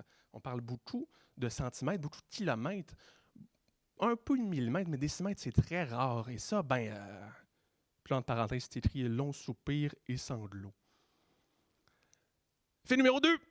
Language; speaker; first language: French; native; French